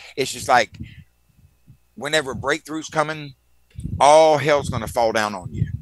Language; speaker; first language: English; native; English